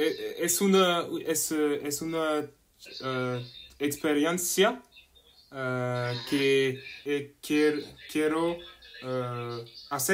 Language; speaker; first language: Spanish; non-native, learner; French